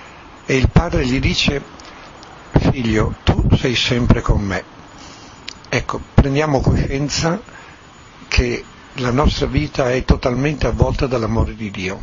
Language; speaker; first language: Italian; native; Italian